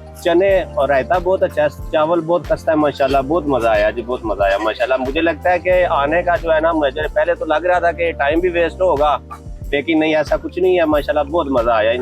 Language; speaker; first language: Urdu; non-native, local second language; Punjabi